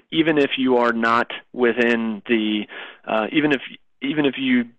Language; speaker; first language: English; native; English